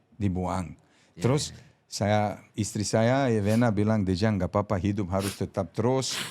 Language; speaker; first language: Indonesian; non-native, fluent; Serbian